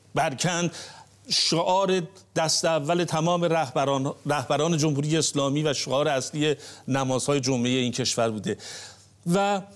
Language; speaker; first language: Persian; native; Persian